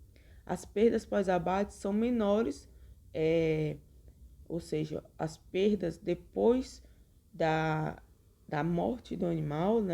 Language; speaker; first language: Portuguese; native; Portuguese